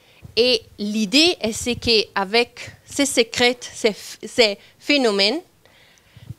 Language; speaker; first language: French; non-native, fluent; Italian